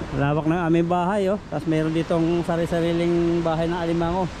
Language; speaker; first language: Filipino; native; Filipino